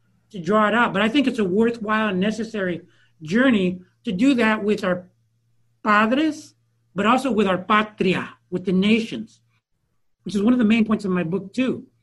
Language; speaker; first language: English; early bilingual, other home language; Spanish